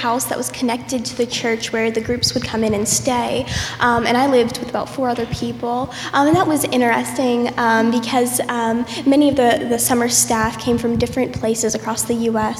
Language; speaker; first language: English; native; English